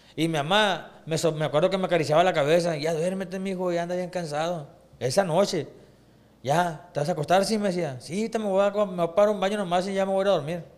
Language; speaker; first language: Spanish; native; Spanish